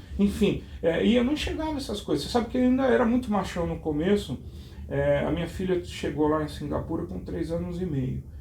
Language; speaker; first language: Portuguese; native; Portuguese